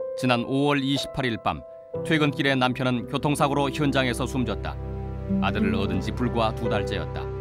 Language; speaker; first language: Korean; native; Korean